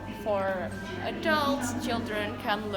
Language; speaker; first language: English; non-native, fluent; Indonesian